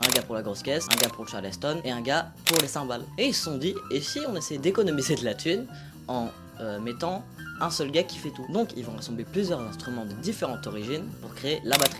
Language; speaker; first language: French; native; French